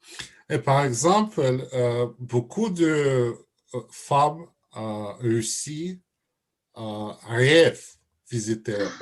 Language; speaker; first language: French; non-native, learner; Russian